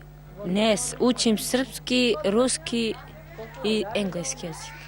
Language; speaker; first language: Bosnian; non-native, local second language; Albanian